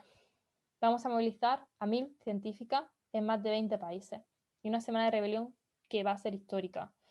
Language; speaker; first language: Spanish; native; Spanish